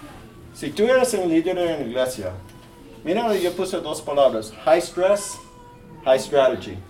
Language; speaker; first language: Spanish; early bilingual, heritage; English